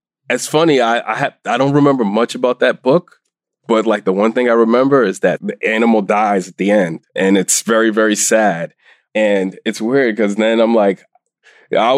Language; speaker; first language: English; native; English